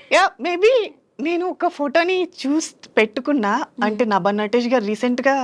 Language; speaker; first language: Telugu; native; Telugu